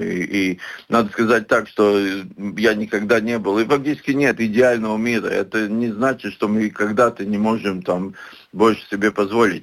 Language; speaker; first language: Russian; non-native, local second language; Latvian